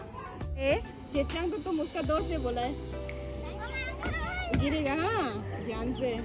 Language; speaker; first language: Hindi; non-native, local second language; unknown